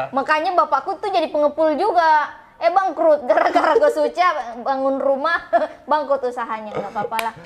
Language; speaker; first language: Indonesian; non-native, local second language; Buginese